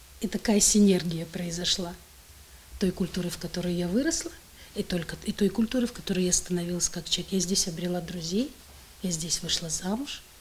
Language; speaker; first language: Russian; native; Russian